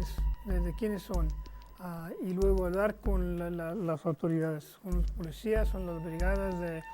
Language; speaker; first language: Spanish; non-native, fluent; English